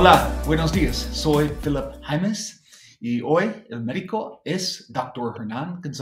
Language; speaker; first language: Spanish; non-native, fluent; English